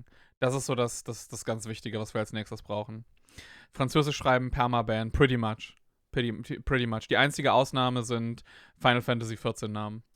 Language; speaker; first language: German; native; German